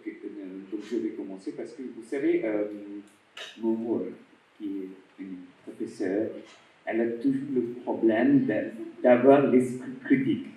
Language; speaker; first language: French; non-native, fluent; Bangla